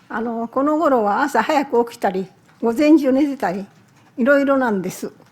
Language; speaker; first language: Japanese; native; Japanese